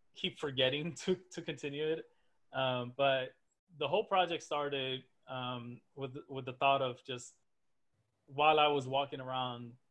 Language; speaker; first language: English; native; English